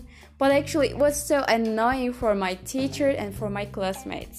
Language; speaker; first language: English; non-native, fluent; Turkish